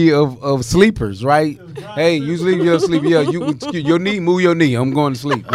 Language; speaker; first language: English; native; English